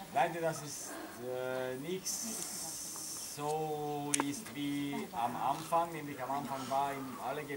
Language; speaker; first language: German; non-native, learner; Hungarian